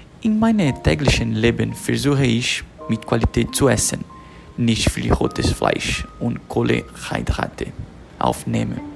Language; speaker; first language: German; non-native, learner; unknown